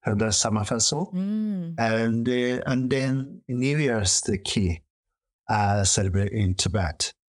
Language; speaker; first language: English; non-native, learner; Chinese